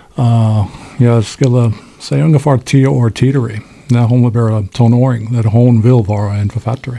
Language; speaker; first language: Swedish; non-native, learner; English